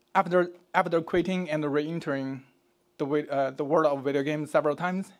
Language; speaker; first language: English; non-native, fluent; Chinese